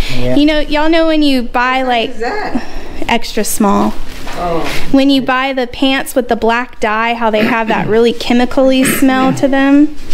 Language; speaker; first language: English; native; English